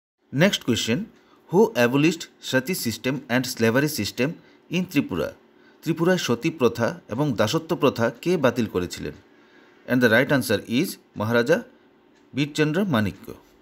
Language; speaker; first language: English; non-native, local second language; Bangla